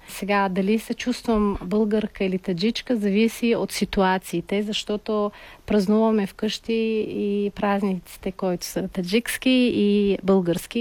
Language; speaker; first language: Bulgarian; non-native, fluent; Tajik